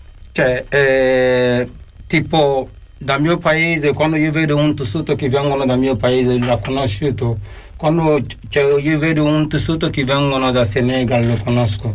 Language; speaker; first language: Italian; non-native, learner; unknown